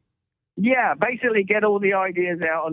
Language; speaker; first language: English; native; English